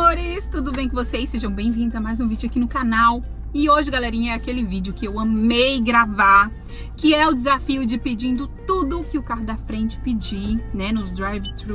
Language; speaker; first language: Portuguese; native; Portuguese